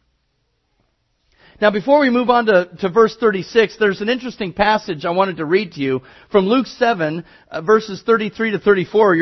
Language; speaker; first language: English; native; English